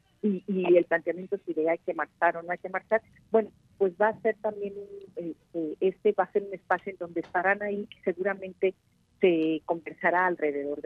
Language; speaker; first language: Spanish; native; Spanish